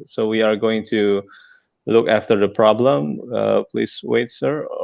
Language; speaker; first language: English; non-native, fluent; Indonesian